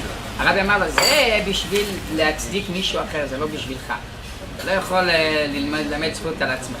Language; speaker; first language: Hebrew; non-native, fluent; English